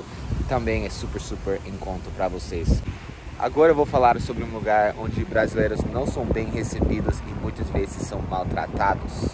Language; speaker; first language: Portuguese; non-native, fluent; English